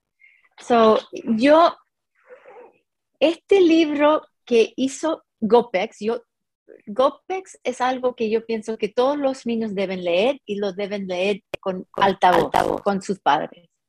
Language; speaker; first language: Spanish; non-native, fluent; English